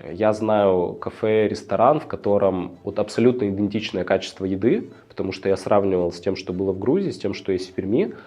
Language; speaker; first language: Russian; native; Russian